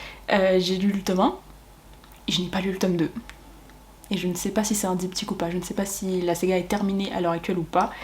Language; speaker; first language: French; native; French